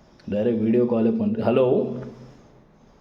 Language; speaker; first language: Tamil; non-native, learner; Kannada